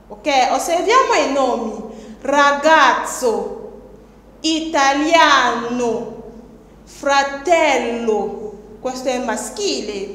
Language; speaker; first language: Italian; non-native, fluent; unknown